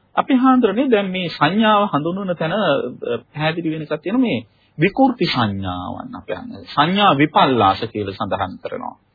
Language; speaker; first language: Sinhala; native; Sinhala